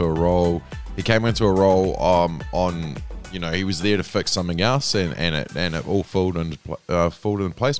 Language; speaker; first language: English; native; English